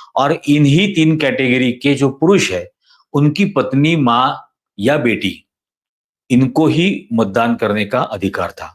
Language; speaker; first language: Hindi; non-native, local second language; Marathi